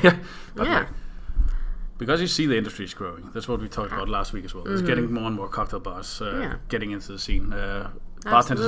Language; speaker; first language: English; non-native, fluent; Danish